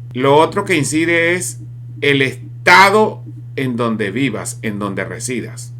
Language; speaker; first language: Spanish; native; Spanish